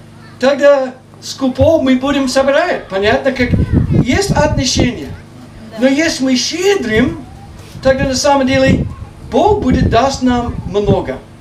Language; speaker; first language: Russian; non-native, learner; English